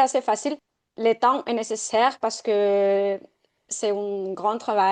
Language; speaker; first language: French; non-native, fluent; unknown